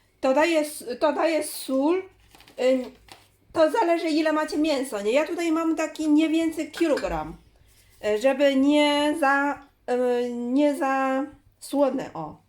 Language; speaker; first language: Polish; non-native, learner; Chinese